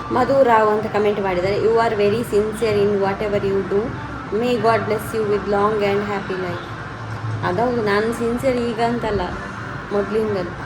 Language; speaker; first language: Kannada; non-native, local second language; Tulu